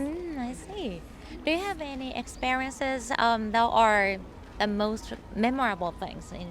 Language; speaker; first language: English; non-native, learner; Japanese